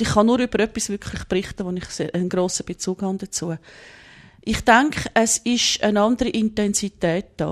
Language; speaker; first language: German; native; German